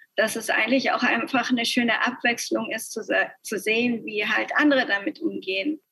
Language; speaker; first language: German; early bilingual, other home language; Spanish